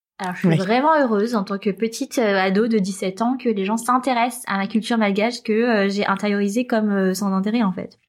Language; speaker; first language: French; native; French